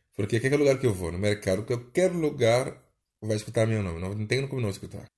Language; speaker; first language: Portuguese; non-native, learner; Wolof